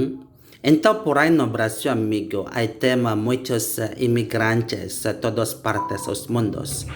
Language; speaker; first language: Portuguese; non-native, learner; Indonesian